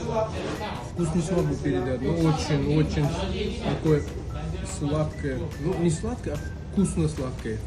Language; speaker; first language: Russian; native; Russian